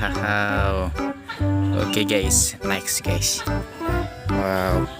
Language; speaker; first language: English; non-native, learner; Indonesian